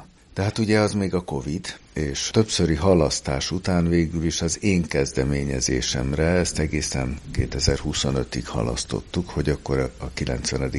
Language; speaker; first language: Hungarian; native; Hungarian